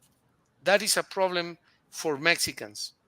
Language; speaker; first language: English; non-native, fluent; Spanish